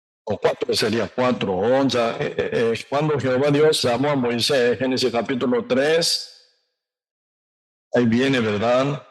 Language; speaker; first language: Spanish; non-native, learner; Korean